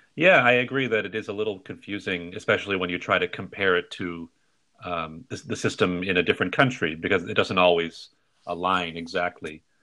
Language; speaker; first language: English; native; English